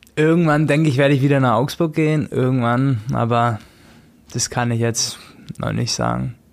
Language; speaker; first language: German; native; German